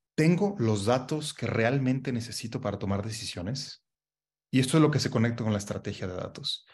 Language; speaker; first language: Spanish; native; Spanish